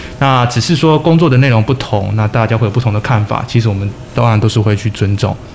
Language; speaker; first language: Chinese; native; Chinese